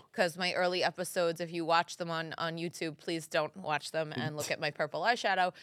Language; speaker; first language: English; early bilingual, other home language; Italian